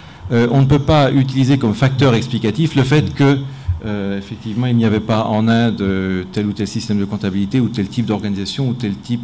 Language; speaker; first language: French; native; French